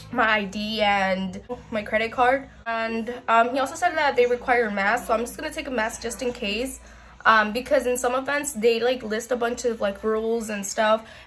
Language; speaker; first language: English; early bilingual, other home language; Spanish